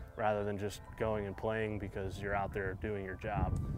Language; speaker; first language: English; native; English